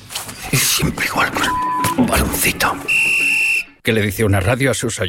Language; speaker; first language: Spanish; native; Spanish